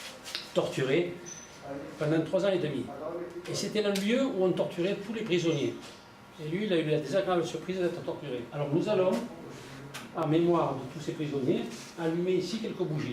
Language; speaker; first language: French; native; French